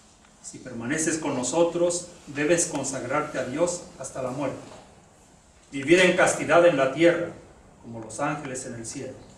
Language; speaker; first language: Spanish; native; Spanish